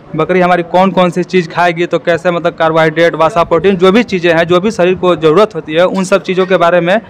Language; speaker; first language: Hindi; native; Hindi